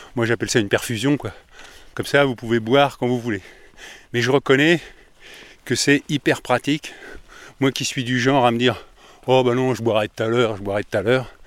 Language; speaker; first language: French; native; French